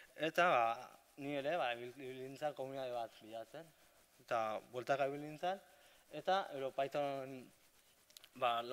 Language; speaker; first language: Basque; native; Basque